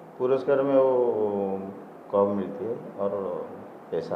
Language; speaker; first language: Hindi; non-native, local second language; Odia